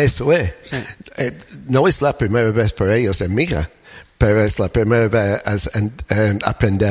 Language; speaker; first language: Spanish; non-native, learner; English